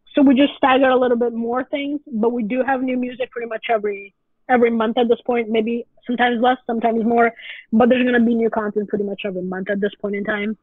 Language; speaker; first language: English; non-native, fluent; Italian